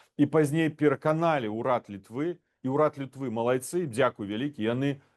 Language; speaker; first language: Belarusian; non-native, local second language; Russian